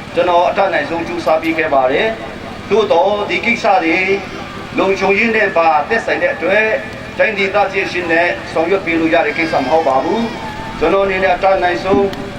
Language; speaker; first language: Burmese; non-native, local second language; Thado Chin